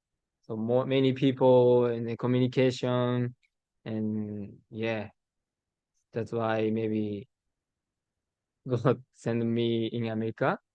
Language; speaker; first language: English; non-native, learner; Japanese